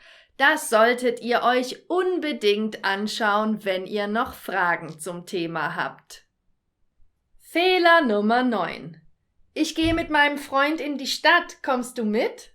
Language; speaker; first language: German; native; German